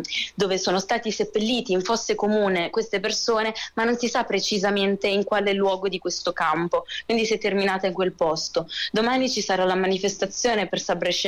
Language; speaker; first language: Italian; non-native, fluent; Arabic